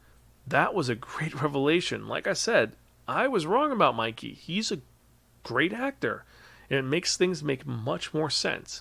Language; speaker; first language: English; native; English